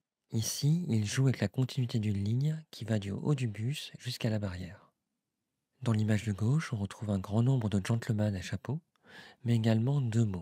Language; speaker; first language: French; native; French